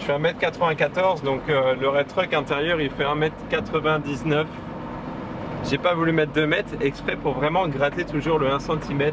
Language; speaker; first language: French; native; French